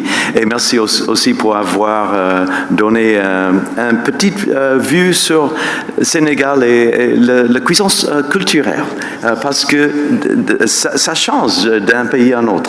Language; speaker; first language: French; non-native, fluent; English